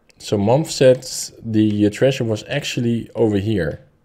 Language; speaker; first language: English; non-native, fluent; Dutch